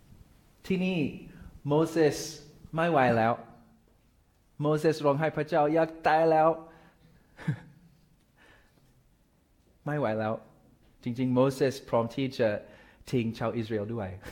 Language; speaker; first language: Thai; non-native, fluent; English